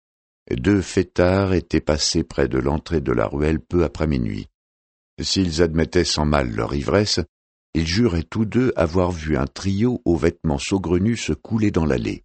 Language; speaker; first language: French; native; French